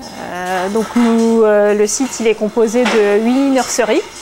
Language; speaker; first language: French; native; French